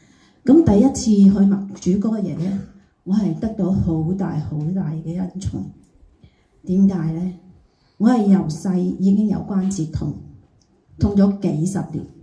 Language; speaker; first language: Cantonese; native; Cantonese